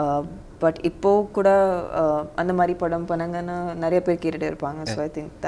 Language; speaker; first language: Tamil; non-native, local second language; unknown